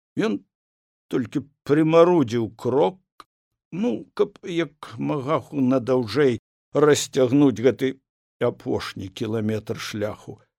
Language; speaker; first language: Belarusian; native; Belarusian